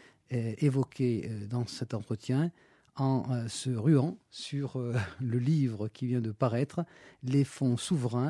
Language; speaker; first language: French; native; French